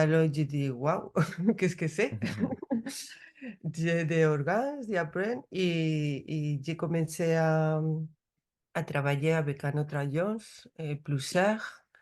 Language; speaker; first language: French; non-native, learner; Spanish